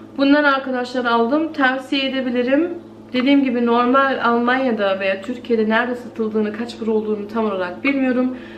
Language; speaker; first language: Turkish; early bilingual, heritage; Turkish